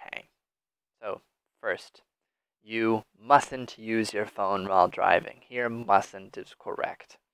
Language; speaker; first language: English; native; English